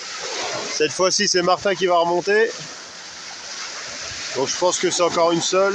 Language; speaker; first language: French; native; French